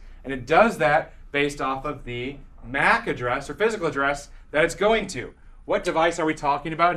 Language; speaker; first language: English; native; English